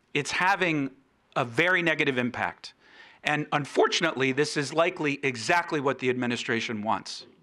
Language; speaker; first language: English; early bilingual, other home language; Spanish